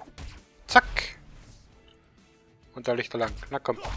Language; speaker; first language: German; native; German